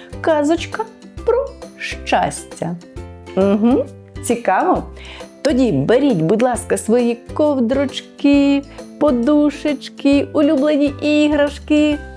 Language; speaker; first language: Ukrainian; native; Ukrainian